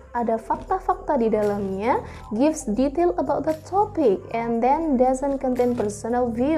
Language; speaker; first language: English; non-native, fluent; Indonesian